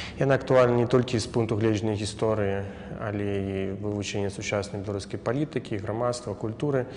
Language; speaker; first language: Belarusian; native; Belarusian